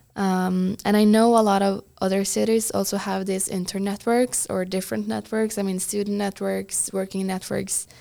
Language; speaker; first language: English; non-native, fluent; Norwegian